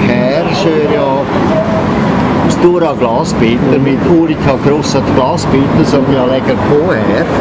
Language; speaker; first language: Swedish; non-native, fluent; German